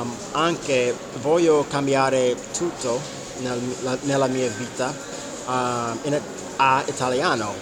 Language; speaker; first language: Italian; non-native, learner; English